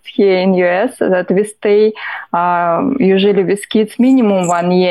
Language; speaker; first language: English; non-native, fluent; Russian